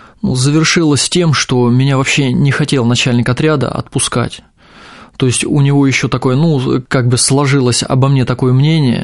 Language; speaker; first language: Russian; native; Russian